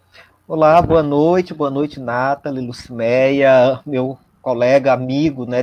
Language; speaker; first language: Portuguese; native; Portuguese